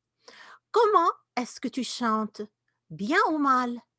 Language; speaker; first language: French; non-native, fluent; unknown